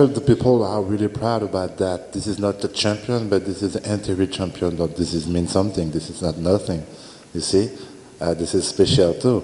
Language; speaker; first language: English; non-native, learner; French